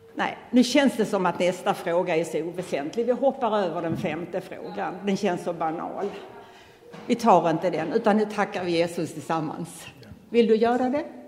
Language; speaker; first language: Swedish; native; Swedish